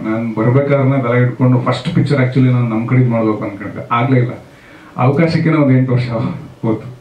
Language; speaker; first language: Kannada; native; Kannada